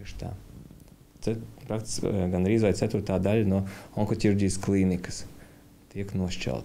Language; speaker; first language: Latvian; native; Latvian